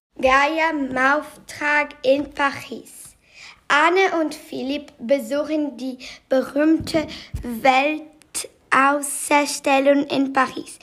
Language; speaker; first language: German; non-native, learner; Portuguese